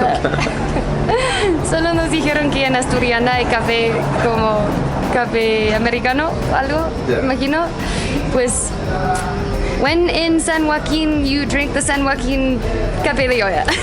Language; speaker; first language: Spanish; non-native, fluent; English